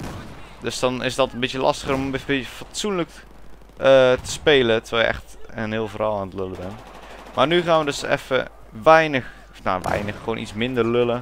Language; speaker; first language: Dutch; native; Dutch